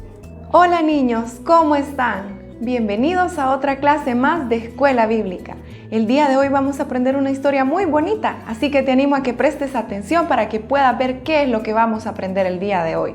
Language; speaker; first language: Spanish; native; Spanish